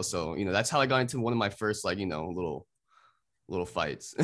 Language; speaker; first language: English; native; English